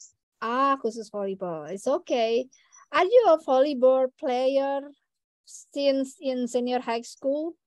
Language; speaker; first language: English; non-native, fluent; Indonesian